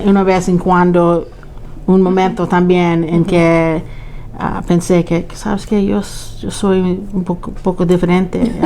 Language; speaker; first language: Spanish; early bilingual, heritage; Spanish